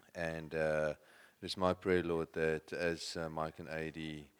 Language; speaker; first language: English; non-native, local second language; Afrikaans